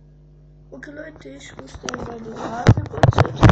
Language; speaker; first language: German; early bilingual, other home language; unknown